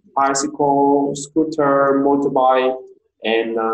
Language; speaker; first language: English; non-native, fluent; Vietnamese